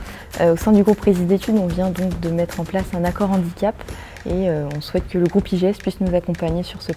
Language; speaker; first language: French; native; French